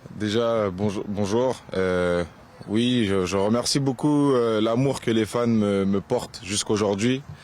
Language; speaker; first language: French; native; French